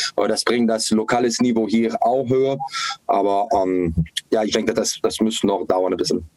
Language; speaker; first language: German; non-native, fluent; English